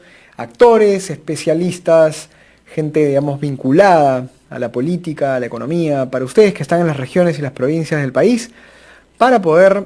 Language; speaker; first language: Spanish; native; Spanish